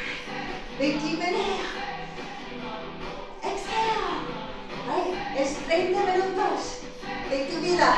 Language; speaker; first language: Spanish; non-native, fluent; English